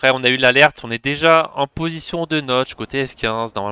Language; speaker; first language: French; native; French